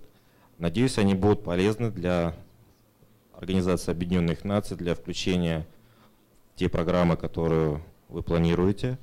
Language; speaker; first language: Russian; native; Russian